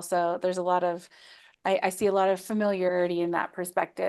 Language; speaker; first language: English; native; English